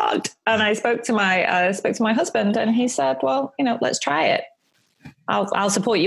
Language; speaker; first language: English; native; English